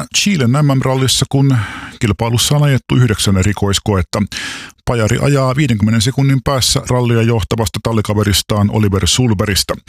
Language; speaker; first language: Finnish; native; Finnish